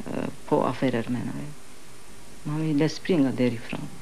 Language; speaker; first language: Swedish; non-native, fluent; Kurdish